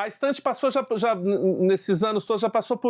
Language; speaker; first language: Portuguese; native; Portuguese